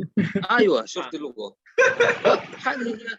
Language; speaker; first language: Arabic; non-native, fluent; Indonesian